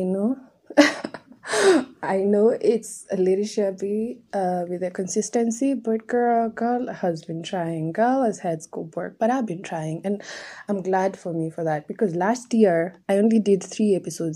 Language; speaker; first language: English; non-native, local second language; Swahili